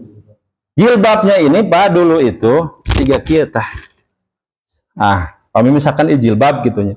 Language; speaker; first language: Indonesian; non-native, local second language; Sundanese